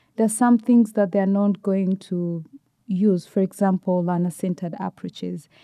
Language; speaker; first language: English; non-native, local second language; Ganda